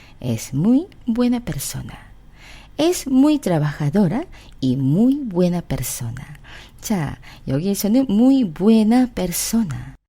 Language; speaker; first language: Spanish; non-native, fluent; Korean